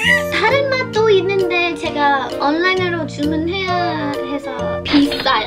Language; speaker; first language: Korean; non-native, fluent; English